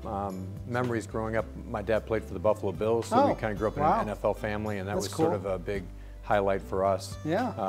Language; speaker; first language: English; native; English